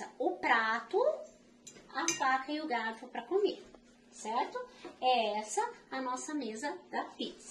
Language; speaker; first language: Portuguese; native; Portuguese